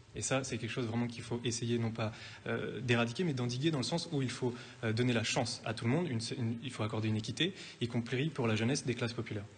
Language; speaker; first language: French; native; French